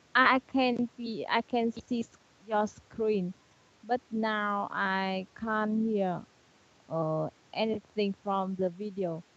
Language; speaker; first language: English; non-native, learner; Vietnamese